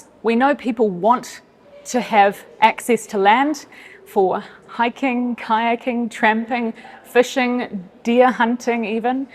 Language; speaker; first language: English; native; English